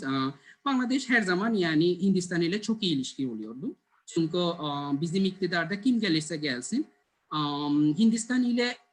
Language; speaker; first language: Turkish; non-native, learner; Bangla